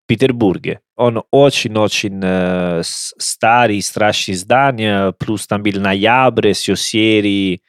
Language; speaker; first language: Russian; non-native, learner; Italian